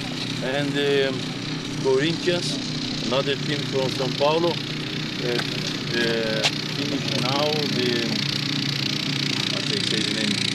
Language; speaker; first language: English; non-native, learner; Portuguese